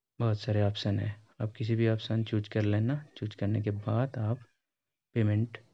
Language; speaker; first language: Hindi; non-native, local second language; Bangla